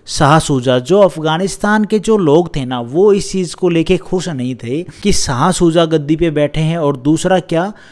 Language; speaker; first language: Hindi; native; Hindi